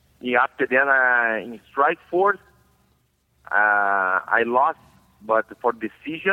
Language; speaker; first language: English; non-native, learner; Portuguese